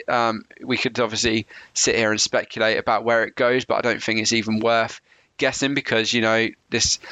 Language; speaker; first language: English; native; English